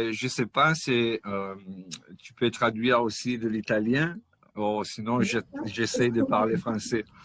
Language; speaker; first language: French; non-native, fluent; Italian